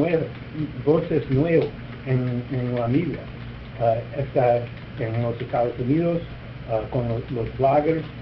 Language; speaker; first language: Spanish; non-native, learner; English